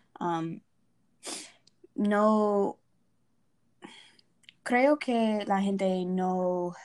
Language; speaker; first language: Spanish; non-native, learner; English